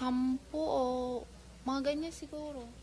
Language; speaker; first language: Filipino; non-native, learner; Chinese